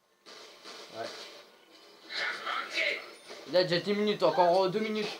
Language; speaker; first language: French; native; French